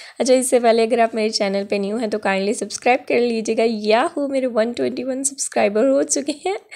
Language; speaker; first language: Urdu; non-native, local second language; Punjabi